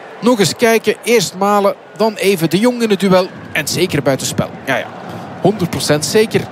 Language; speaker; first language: Dutch; native; Dutch